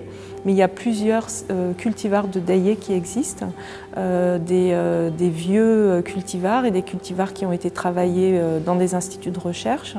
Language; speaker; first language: French; native; French